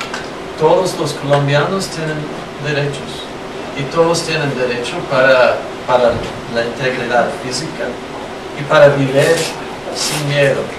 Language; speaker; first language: Spanish; non-native, fluent; English